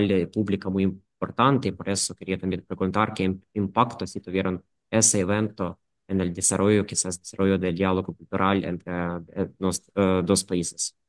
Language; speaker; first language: Spanish; non-native, fluent; Ukrainian